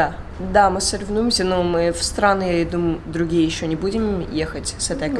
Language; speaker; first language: Russian; early bilingual, heritage; Russian